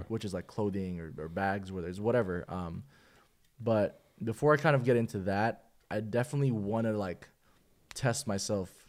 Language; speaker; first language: English; early bilingual, other home language; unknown